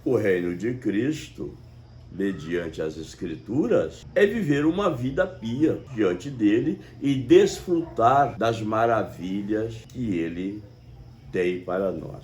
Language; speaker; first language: Portuguese; native; Portuguese